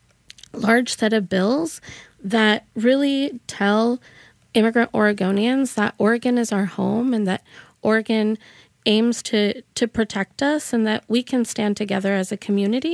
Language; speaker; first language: English; early bilingual, other home language; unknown